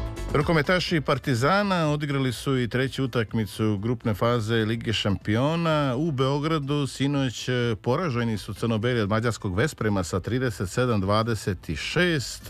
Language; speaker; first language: Serbian; native; Serbian